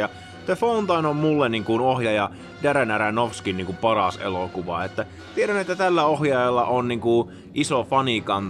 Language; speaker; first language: Finnish; native; Finnish